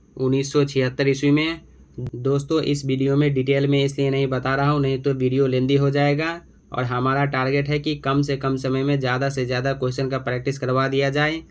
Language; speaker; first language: Hindi; native; Hindi